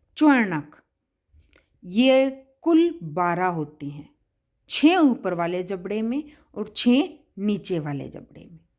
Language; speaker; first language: Hindi; native; Hindi